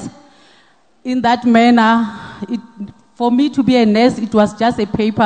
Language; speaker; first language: English; non-native, local second language; Northern Sotho